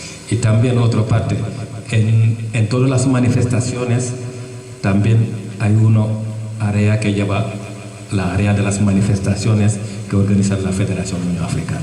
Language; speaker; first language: Spanish; non-native, fluent; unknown